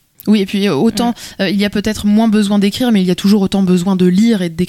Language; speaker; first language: French; native; French